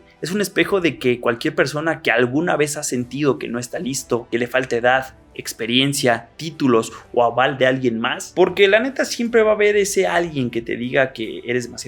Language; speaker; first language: Spanish; native; Spanish